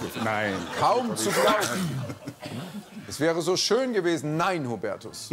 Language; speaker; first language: German; native; German